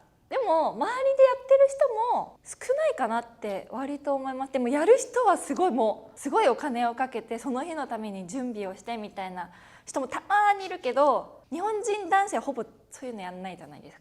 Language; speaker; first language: Japanese; native; Japanese